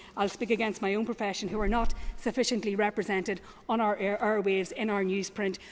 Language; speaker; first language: English; native; English